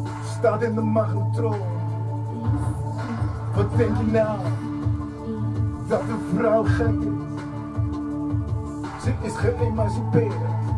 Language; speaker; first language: Dutch; non-native, fluent; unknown